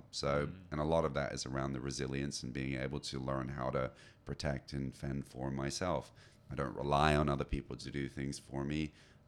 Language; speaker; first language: English; native; English